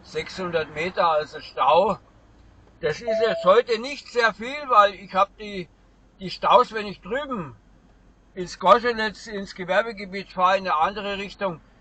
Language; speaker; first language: German; native; German